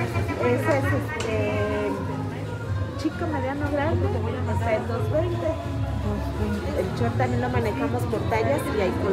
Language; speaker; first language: Spanish; native; Spanish